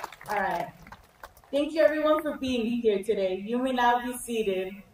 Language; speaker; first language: English; native; English